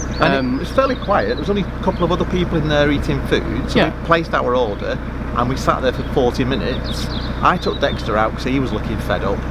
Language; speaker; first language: English; native; English